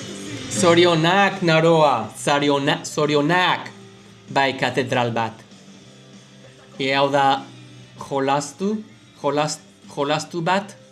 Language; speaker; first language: Basque; non-native, learner; English